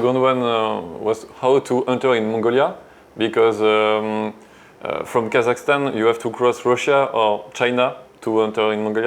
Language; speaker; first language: English; non-native, learner; French